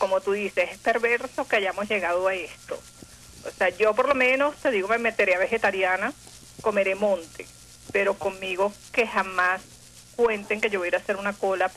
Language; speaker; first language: Spanish; native; Spanish